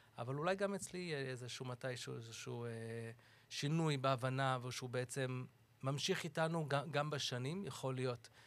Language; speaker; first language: Hebrew; early bilingual, other home language; English